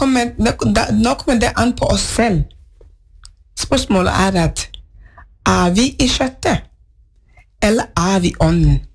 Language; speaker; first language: Norwegian; non-native, learner; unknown